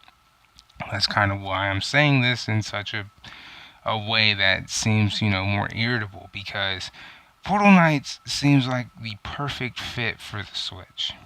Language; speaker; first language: English; native; English